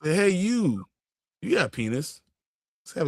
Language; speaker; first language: English; native; English